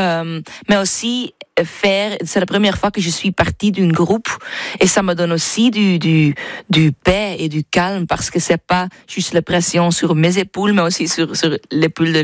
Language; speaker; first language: French; non-native, fluent; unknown